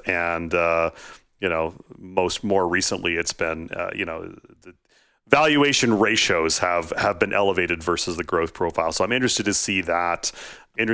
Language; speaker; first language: English; native; English